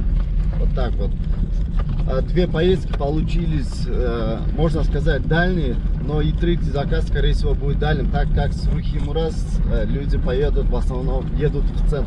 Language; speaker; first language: Russian; non-native, local second language; Kyrgyz